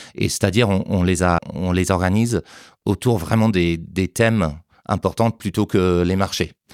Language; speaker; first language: French; non-native, fluent; English